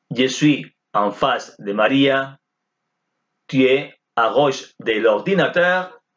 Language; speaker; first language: French; non-native, fluent; Spanish